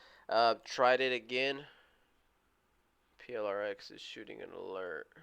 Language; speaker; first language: English; native; English